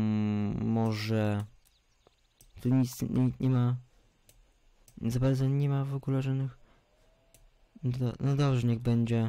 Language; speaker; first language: Polish; early bilingual, heritage; Polish